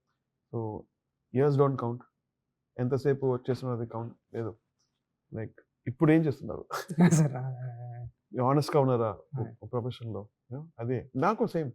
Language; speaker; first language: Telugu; non-native, learner; Tamil